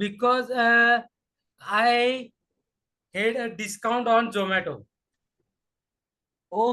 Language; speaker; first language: English; non-native, learner; Hindi